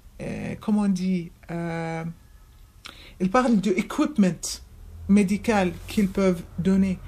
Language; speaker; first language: French; non-native, fluent; Arabic